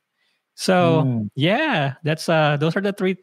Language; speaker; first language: English; non-native, local second language; Filipino